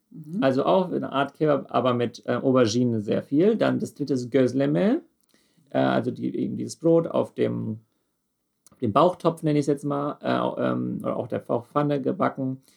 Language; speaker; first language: German; native; German